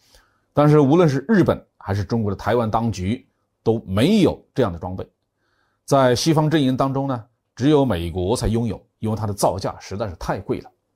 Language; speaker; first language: Chinese; native; Chinese